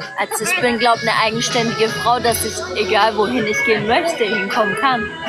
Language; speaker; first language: German; early bilingual, other home language; Kurdish